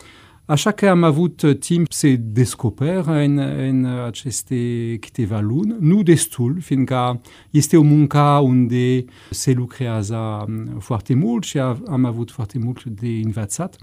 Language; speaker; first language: Romanian; non-native, fluent; French